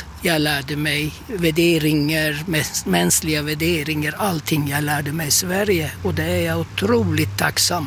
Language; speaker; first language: Swedish; non-native, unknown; Turkish